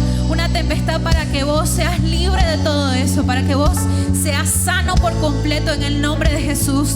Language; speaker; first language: Spanish; native; Spanish